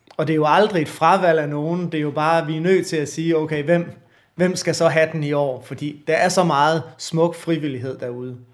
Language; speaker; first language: Danish; native; Danish